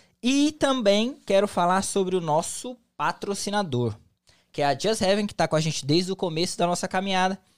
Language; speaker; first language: Portuguese; native; Portuguese